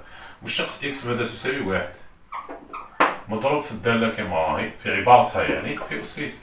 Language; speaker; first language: Arabic; native; Arabic